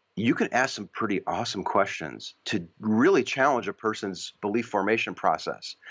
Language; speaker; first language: English; native; English